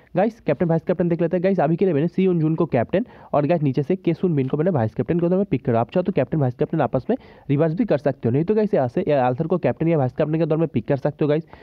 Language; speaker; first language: Hindi; native; Hindi